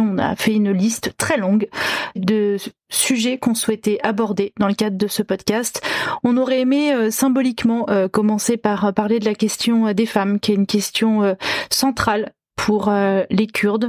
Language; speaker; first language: French; native; French